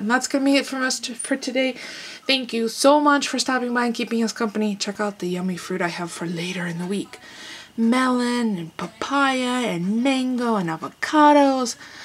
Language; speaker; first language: English; early bilingual, other home language; Russian